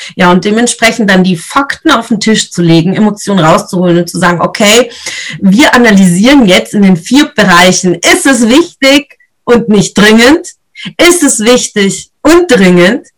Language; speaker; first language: German; native; German